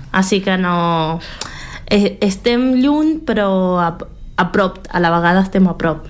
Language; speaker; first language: Catalan; non-native, fluent; Spanish